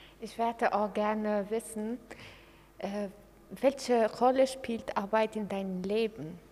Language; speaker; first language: German; non-native, learner; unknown